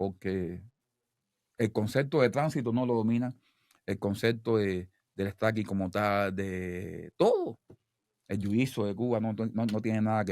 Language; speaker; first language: Spanish; native; Spanish